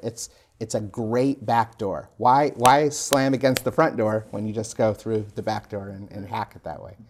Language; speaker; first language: English; native; English